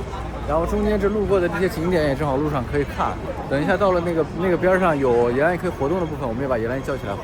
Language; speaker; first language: Chinese; native; Chinese